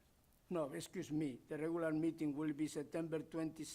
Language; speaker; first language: English; non-native, fluent; Spanish